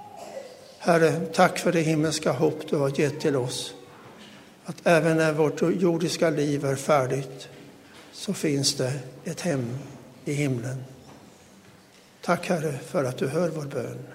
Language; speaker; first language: Swedish; native; Swedish